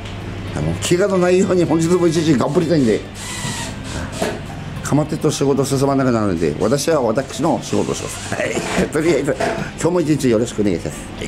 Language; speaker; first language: Japanese; native; Japanese